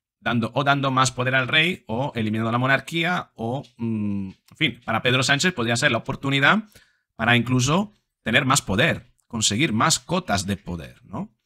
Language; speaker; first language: Spanish; non-native, fluent; Italian